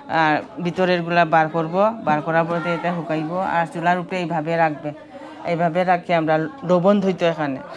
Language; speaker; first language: Bangla; non-native, local second language; Manipuri